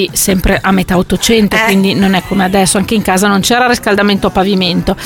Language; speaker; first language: Italian; native; Italian